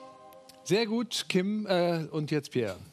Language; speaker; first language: German; native; German